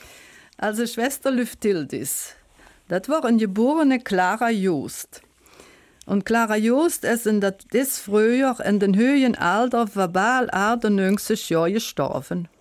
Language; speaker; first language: German; native; German